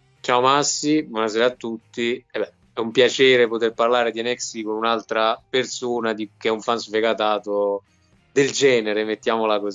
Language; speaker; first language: Italian; native; Italian